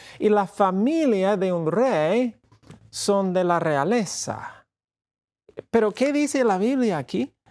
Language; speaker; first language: Spanish; non-native, fluent; English